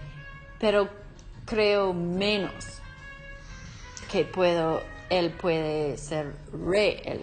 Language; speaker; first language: Spanish; non-native, learner; English